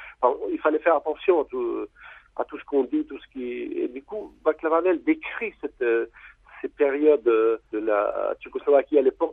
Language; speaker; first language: French; non-native, fluent; Albanian